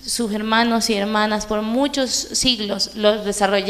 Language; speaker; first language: Spanish; native; Spanish